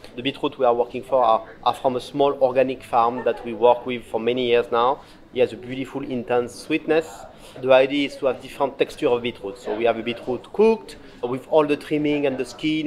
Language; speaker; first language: English; non-native, fluent; French